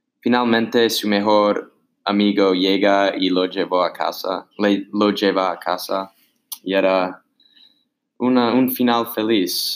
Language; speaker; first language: Spanish; non-native, learner; English